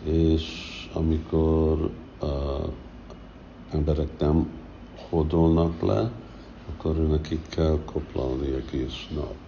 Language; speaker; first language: Hungarian; early bilingual, heritage; Hungarian